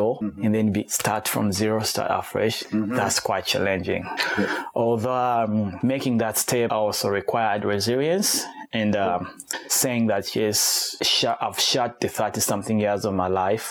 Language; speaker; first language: English; non-native, local second language; Kinyarwanda